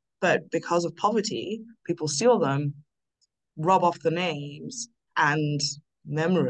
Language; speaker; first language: English; non-native, local second language; North Ndebele